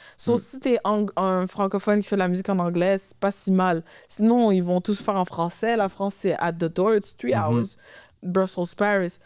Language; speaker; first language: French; native; French